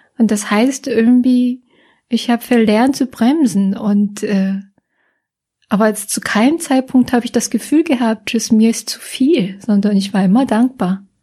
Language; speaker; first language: German; non-native, fluent; Korean